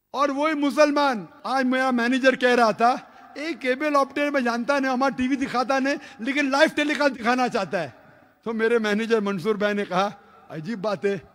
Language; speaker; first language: Hindi; non-native, local second language; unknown